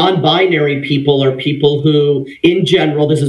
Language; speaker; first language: English; native; English